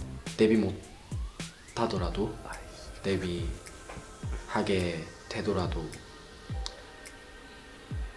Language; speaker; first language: Korean; non-native, learner; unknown